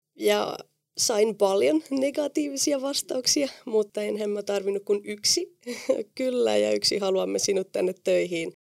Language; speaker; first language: Finnish; non-native, fluent; Spanish